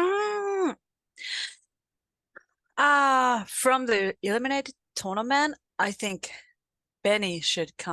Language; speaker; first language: English; non-native, learner; Japanese